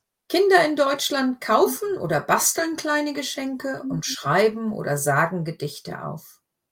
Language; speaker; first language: German; native; German